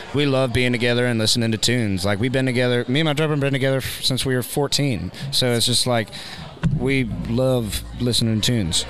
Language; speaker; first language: English; native; English